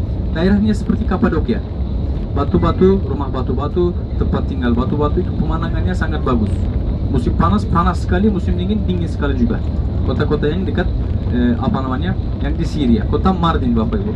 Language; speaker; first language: Indonesian; non-native, fluent; Turkish